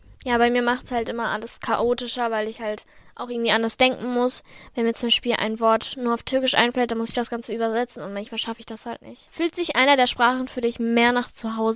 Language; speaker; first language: German; native; German